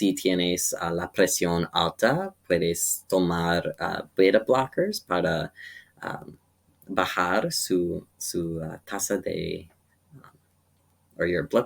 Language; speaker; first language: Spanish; non-native, learner; English